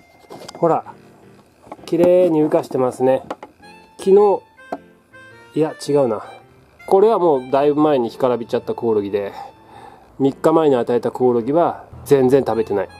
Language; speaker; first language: Japanese; native; Japanese